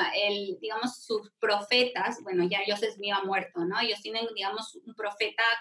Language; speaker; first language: Spanish; native; Spanish